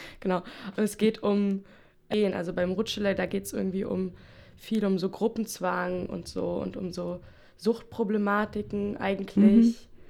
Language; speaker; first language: German; non-native, local second language; Upper Sorbian